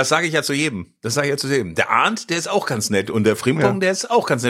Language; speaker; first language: German; native; German